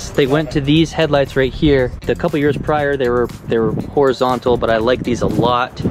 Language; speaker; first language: English; native; English